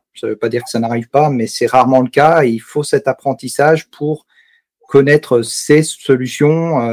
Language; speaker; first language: French; native; French